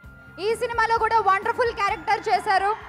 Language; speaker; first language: Telugu; native; Telugu